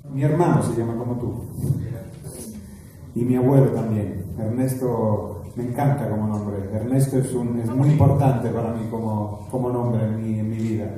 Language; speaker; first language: Spanish; non-native, fluent; Italian